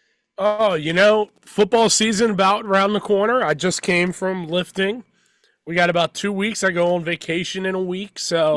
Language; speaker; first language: English; native; English